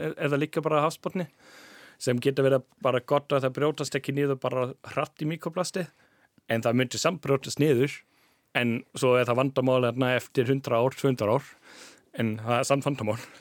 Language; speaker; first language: Icelandic; non-native, fluent; German